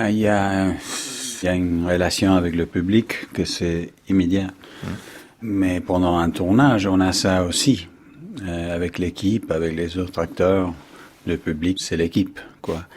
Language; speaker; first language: French; non-native, fluent; English